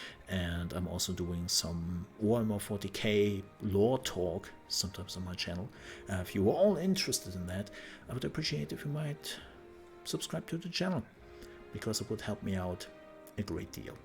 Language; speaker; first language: English; non-native, fluent; German